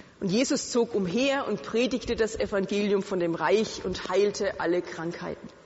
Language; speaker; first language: German; native; German